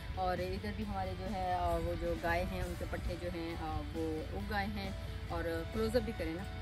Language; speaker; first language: Urdu; non-native, local second language; Punjabi